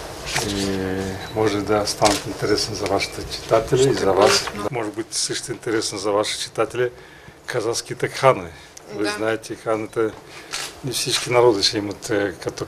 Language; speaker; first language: Bulgarian; non-native, learner; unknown